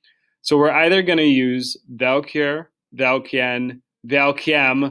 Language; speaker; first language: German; non-native, learner; English